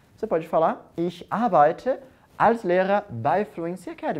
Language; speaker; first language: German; non-native, fluent; Portuguese